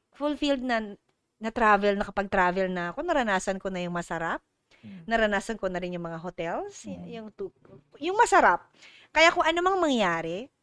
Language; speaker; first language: Filipino; non-native, local second language; Cebuano